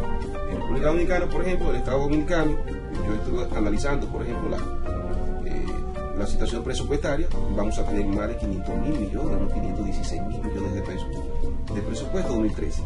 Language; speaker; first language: Spanish; native; Spanish